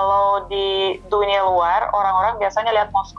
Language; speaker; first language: Indonesian; non-native, fluent; Russian